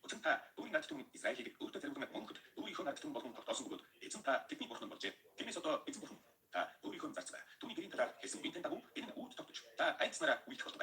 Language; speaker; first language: Mongolian; native; Mongolian